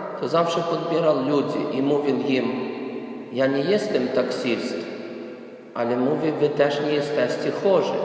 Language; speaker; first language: Polish; non-native, fluent; Ukrainian